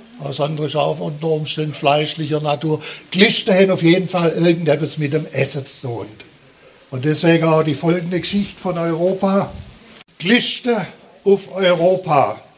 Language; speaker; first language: German; native; German